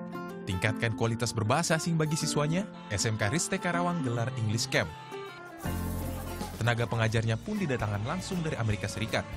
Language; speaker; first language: Indonesian; native; Indonesian